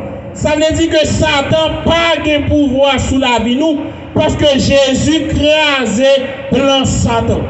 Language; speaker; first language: French; non-native, local second language; Haitian Creole